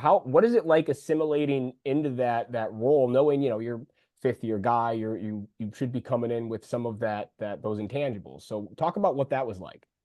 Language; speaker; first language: English; native; English